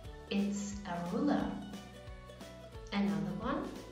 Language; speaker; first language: English; non-native, fluent; Ukrainian